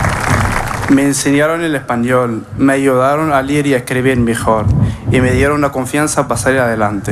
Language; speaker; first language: Spanish; non-native, fluent; Arabic